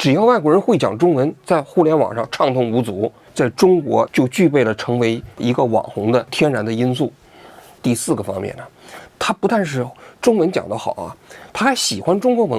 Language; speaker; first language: Chinese; native; Chinese